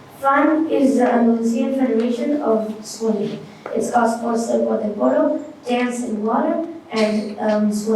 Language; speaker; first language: English; non-native, learner; Spanish